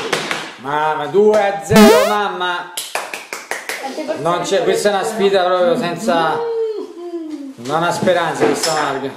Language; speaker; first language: Italian; native; Italian